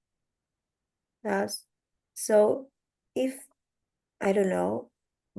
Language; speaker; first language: English; non-native, learner; French